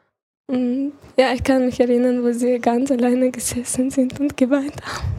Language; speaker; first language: German; early bilingual, other home language; Chechen